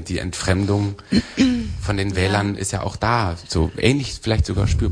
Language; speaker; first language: German; native; German